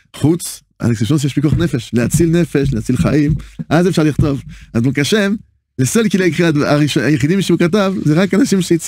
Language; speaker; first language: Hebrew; non-native, fluent; French